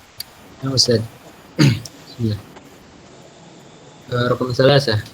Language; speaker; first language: Arabic; non-native, learner; Indonesian